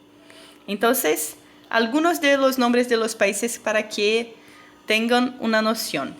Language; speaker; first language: Spanish; non-native, fluent; Portuguese